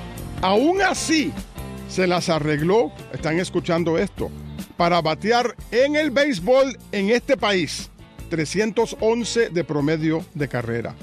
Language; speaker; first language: Spanish; native; Spanish